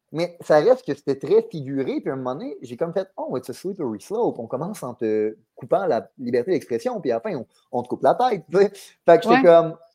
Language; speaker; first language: French; native; French